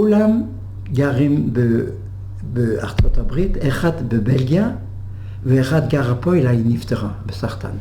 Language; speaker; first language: Hebrew; non-native, fluent; French